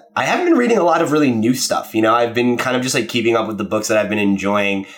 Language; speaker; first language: English; native; English